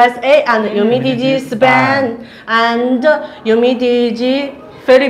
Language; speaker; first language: English; non-native, learner; Chinese